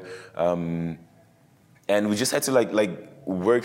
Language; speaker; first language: English; early bilingual, other home language; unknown